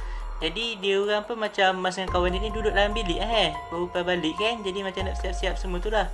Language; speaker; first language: Malay; native; Malay